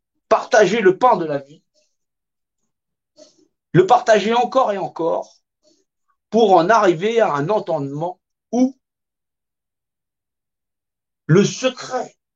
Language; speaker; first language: French; native; French